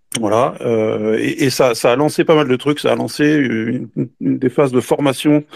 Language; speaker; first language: French; native; French